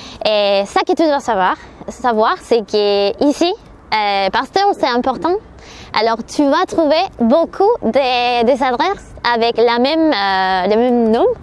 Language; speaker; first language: French; non-native, learner; Spanish